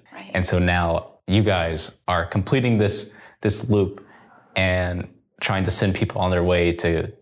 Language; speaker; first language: English; native; English